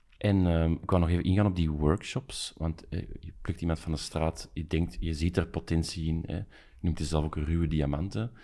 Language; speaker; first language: Dutch; native; Dutch